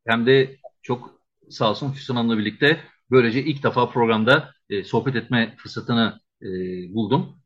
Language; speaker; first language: Turkish; native; Turkish